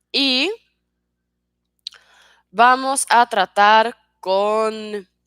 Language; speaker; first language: Spanish; non-native, fluent; Swedish